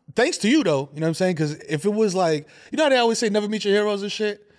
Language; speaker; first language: English; native; English